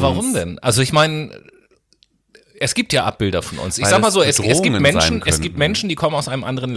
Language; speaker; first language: German; native; German